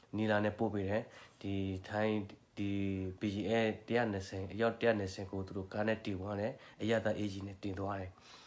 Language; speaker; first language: Burmese; non-native, local second language; S'gaw Karen